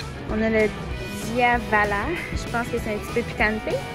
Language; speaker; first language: French; native; French